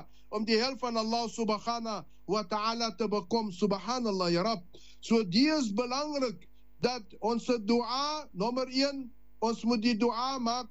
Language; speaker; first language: Dutch; non-native, learner; Afrikaans